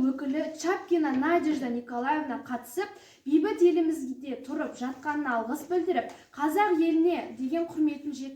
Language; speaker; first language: Kazakh; native; Kazakh